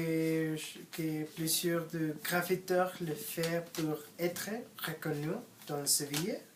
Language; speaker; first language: French; non-native, learner; Spanish